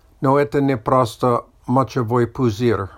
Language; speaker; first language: Russian; non-native, learner; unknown